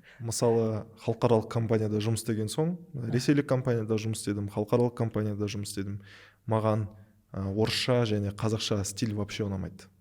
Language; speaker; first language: Kazakh; non-native, local second language; Russian